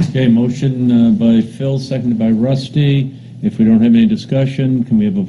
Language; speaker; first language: English; native; English